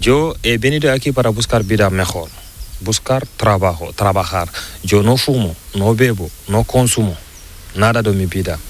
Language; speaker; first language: Spanish; non-native, learner; Fula